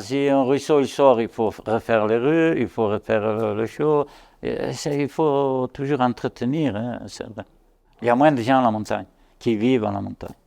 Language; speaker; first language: French; non-native, local second language; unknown